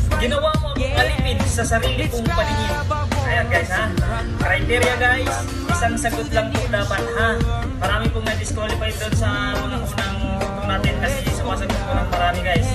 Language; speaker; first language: Filipino; non-native, local second language; Waray